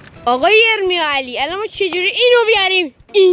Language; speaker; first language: Persian; native; Persian